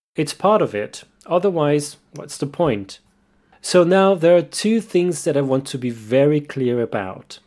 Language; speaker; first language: English; non-native, fluent; Portuguese